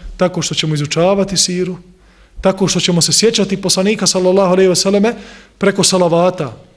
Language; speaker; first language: Bosnian; native; Bosnian